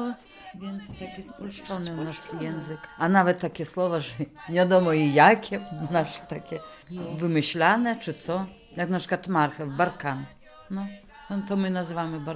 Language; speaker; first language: Polish; non-native, local second language; Russian